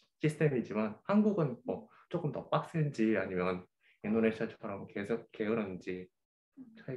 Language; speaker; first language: Korean; early bilingual, heritage; Korean